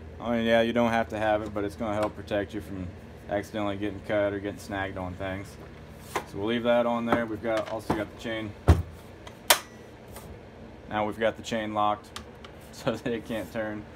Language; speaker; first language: English; native; English